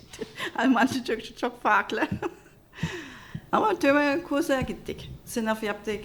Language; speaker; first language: Turkish; non-native, learner; German